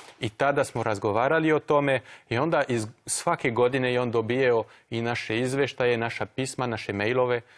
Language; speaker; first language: Croatian; non-native, fluent; French